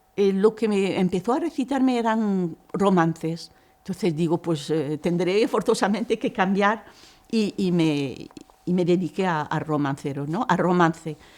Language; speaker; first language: Spanish; non-native, fluent; Arabic